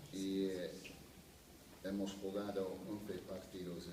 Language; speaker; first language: Spanish; non-native, fluent; English